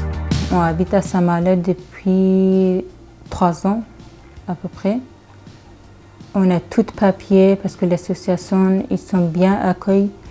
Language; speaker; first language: French; non-native, learner; Kurdish